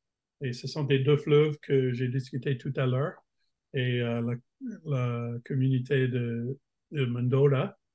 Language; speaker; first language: French; non-native, fluent; English